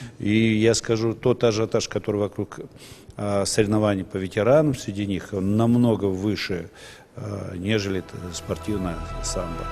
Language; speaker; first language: Russian; native; Russian